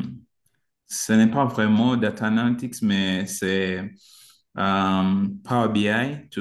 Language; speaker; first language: French; non-native, learner; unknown